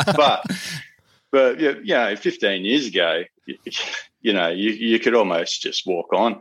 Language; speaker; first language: English; native; English